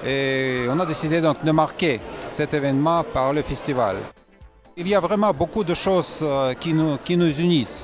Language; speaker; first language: French; non-native, fluent; Russian